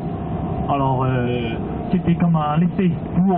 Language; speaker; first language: French; non-native, fluent; Cantonese